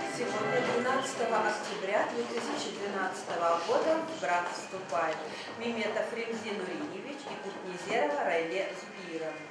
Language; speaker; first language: Russian; native; Russian